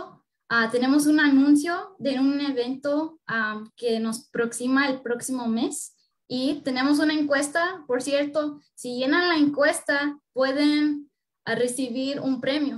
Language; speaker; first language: Spanish; early bilingual, heritage; Spanish